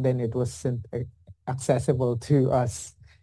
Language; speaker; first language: English; non-native, local second language; Filipino